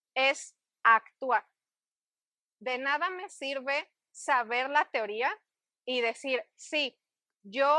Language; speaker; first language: Spanish; native; Spanish